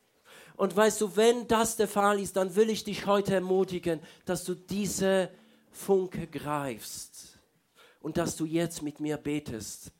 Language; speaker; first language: German; non-native, fluent; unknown